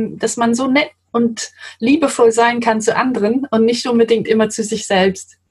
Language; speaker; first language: German; non-native, fluent; English